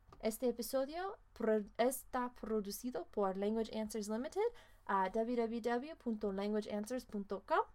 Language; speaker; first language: Spanish; non-native, fluent; English